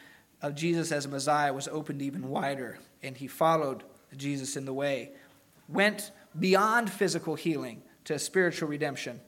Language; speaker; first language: English; native; English